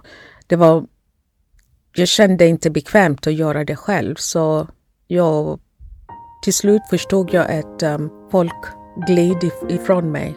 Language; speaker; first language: Swedish; non-native, fluent; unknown